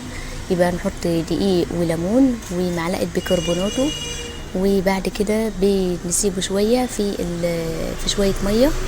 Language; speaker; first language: Arabic; native; Arabic